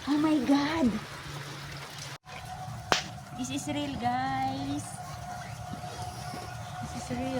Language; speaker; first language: English; non-native, local second language; Filipino